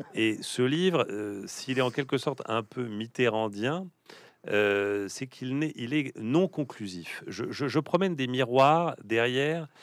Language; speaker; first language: French; native; French